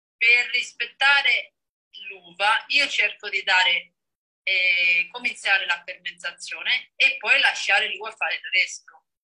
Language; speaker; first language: Italian; non-native, fluent; Danish